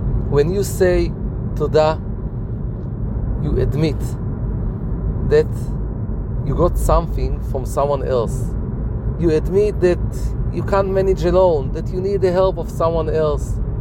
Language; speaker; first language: English; non-native, fluent; Hebrew